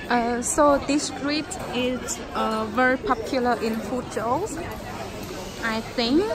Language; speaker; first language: English; non-native, fluent; Khmer